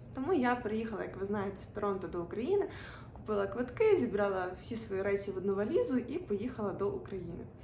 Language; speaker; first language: Ukrainian; non-native, local second language; Russian